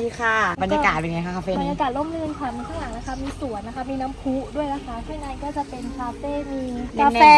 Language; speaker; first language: Thai; native; Thai